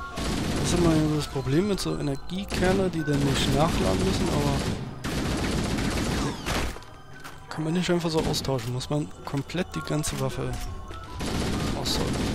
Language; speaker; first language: German; native; German